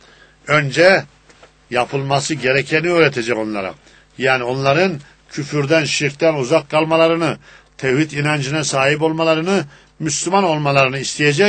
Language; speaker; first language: Turkish; native; Turkish